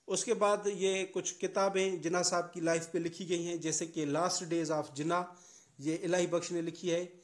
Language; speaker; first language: Urdu; non-native, local second language; Sindhi